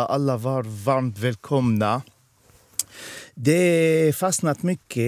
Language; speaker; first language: Swedish; non-native, fluent; Arabic